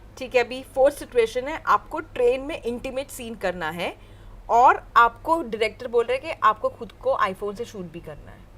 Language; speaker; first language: Hindi; native; Hindi